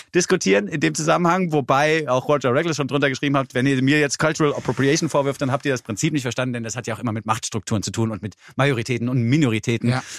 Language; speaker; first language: German; native; German